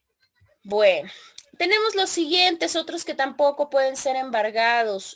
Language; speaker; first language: Spanish; native; Spanish